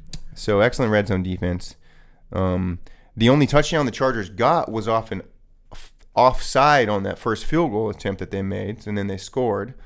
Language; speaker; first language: English; native; English